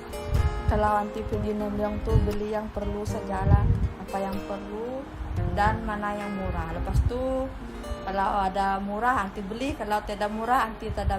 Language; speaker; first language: Malay; native; Malay